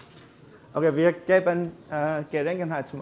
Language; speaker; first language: German; non-native, fluent; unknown